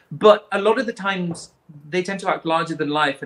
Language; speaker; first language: English; native; English